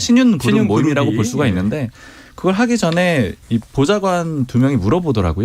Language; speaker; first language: Korean; native; Korean